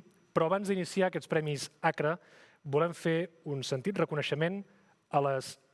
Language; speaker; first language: Catalan; native; Catalan